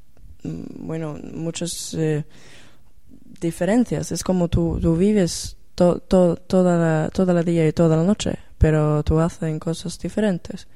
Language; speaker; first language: Spanish; non-native, learner; Swedish